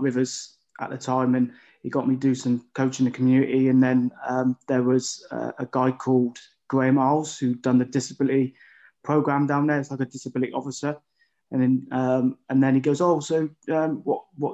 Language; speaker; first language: English; native; English